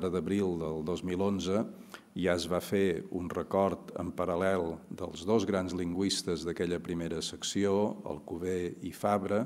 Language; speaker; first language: Catalan; native; Catalan